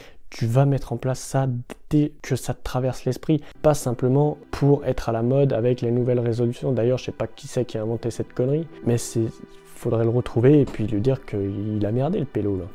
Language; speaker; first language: French; native; French